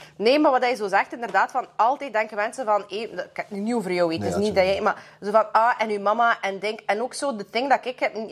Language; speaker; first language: Dutch; early bilingual, other home language; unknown